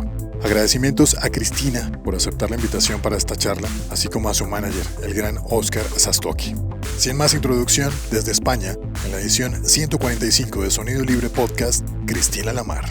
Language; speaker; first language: Spanish; native; Spanish